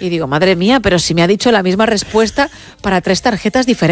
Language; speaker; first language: Spanish; native; Spanish